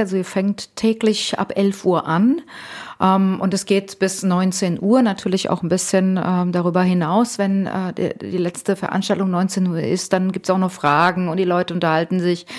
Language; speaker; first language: German; native; German